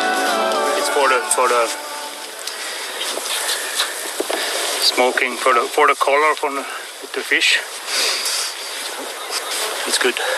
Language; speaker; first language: English; non-native, learner; Swedish